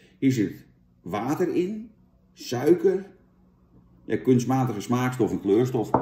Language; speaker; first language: Dutch; native; Dutch